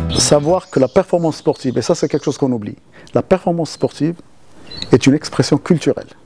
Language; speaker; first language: French; non-native, local second language; Arabic